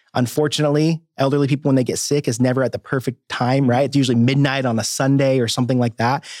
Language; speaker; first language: English; native; English